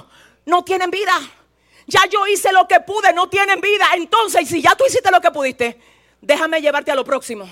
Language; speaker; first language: Spanish; native; Spanish